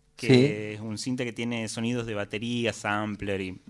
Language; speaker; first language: Spanish; native; Spanish